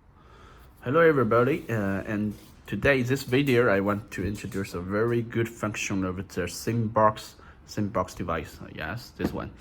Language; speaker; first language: English; non-native, learner; Chinese